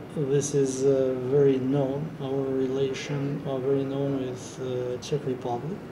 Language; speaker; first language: English; non-native, learner; Albanian